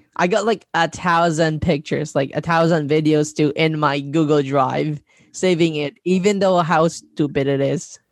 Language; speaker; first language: English; non-native, local second language; Cebuano